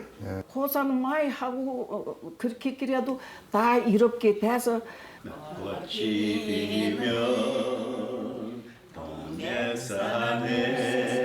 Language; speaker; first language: Korean; early bilingual, heritage; Korean